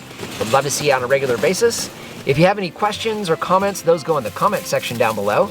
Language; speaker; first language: English; native; English